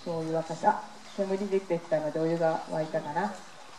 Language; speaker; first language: Japanese; native; Japanese